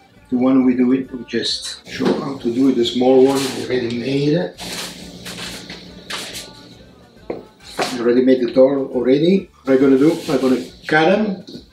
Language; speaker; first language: English; non-native, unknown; Italian